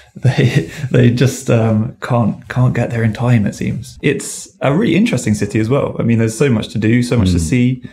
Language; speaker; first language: English; native; English